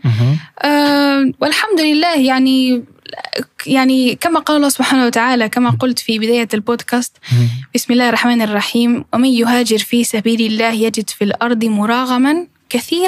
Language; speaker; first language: Arabic; early bilingual, heritage; Arabic